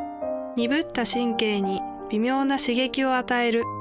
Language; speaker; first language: Japanese; native; Japanese